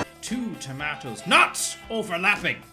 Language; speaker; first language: English; native; English